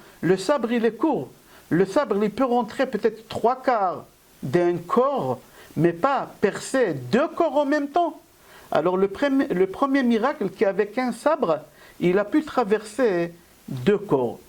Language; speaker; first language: French; native; French